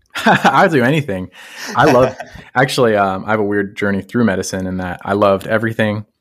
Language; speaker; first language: English; native; English